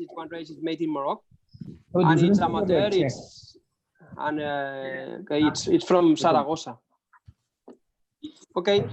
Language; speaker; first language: English; non-native, learner; Spanish